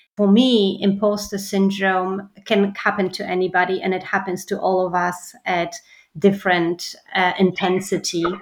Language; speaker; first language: English; non-native, fluent; Polish